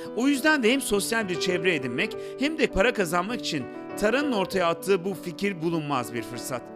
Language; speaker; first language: Turkish; native; Turkish